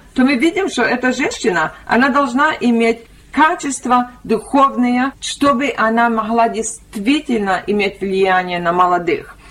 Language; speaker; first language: Russian; early bilingual, heritage; Russian